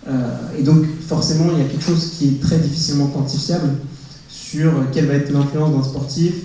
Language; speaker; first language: French; native; French